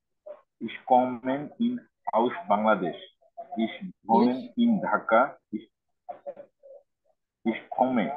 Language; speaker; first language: German; non-native, learner; Bangla